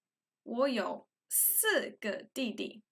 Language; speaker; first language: Chinese; non-native, fluent; English